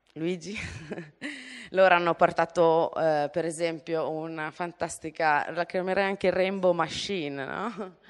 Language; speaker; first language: Italian; native; Italian